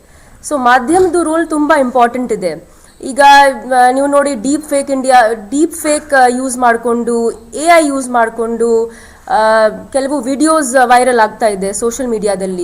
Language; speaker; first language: Kannada; non-native, local second language; Hindi